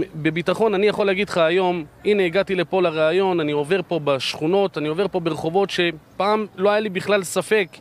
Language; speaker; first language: Hebrew; native; Hebrew